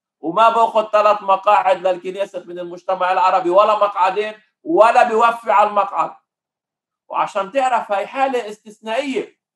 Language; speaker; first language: Arabic; native; Arabic